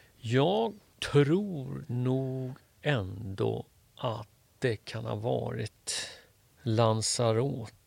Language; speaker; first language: Swedish; native; Swedish